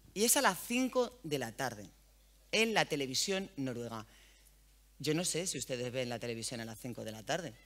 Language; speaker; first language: Spanish; native; Spanish